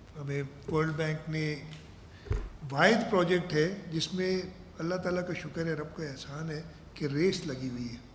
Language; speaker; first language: Urdu; non-native, local second language; Sindhi